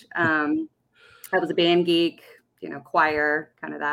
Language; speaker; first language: English; native; English